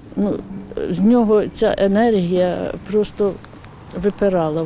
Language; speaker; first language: Ukrainian; native; Ukrainian